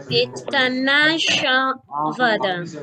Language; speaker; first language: Russian; non-native, learner; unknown